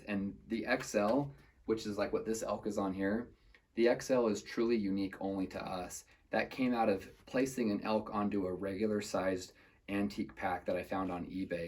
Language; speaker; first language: English; native; English